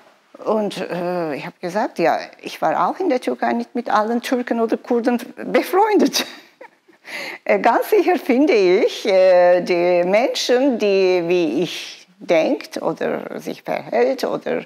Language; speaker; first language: German; non-native, fluent; Turkish